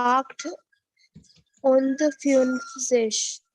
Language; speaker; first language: German; non-native, learner; Hindi